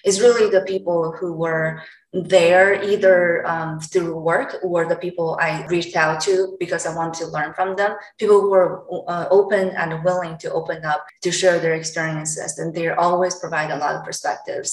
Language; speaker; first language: English; non-native, fluent; Chinese